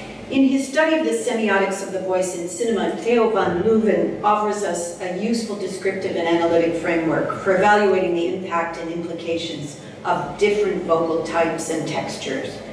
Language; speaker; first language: English; native; English